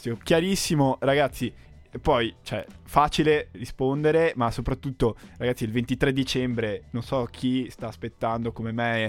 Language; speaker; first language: Italian; native; Italian